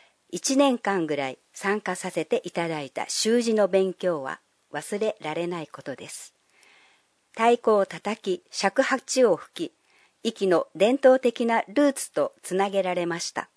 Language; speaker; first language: Japanese; non-native, fluent; English